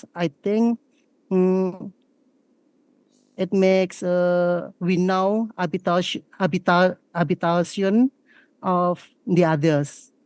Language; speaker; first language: English; non-native, learner; Indonesian